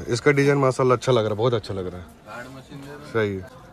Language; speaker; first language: Hindi; native; Hindi